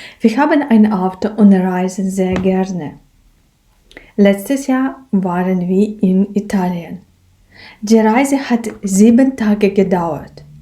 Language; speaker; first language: German; non-native, fluent; Ukrainian